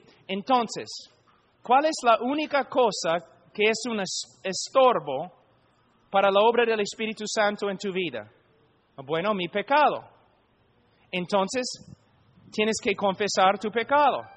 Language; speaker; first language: Spanish; non-native, fluent; English